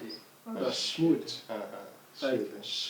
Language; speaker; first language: English; non-native, local second language; Akan